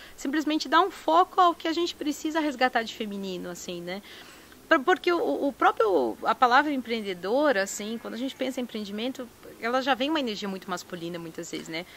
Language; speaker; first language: Portuguese; native; Portuguese